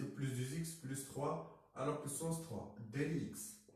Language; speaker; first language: French; non-native, local second language; Arabic